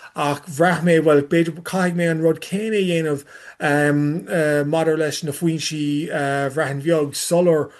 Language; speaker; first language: Irish; non-native, learner; English